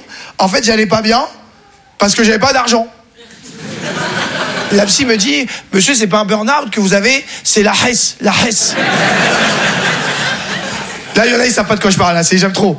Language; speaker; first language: French; native; French